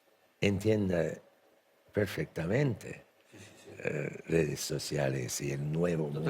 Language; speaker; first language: Spanish; non-native, fluent; English